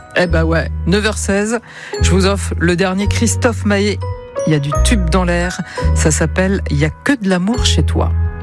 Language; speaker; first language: French; native; French